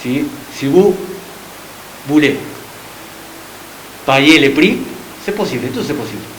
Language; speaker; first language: French; non-native, learner; Spanish